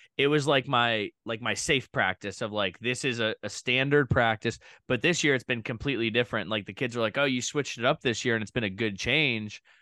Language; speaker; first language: English; native; English